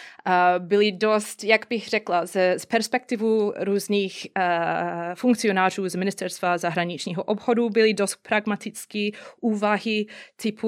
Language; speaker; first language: Czech; non-native, fluent; English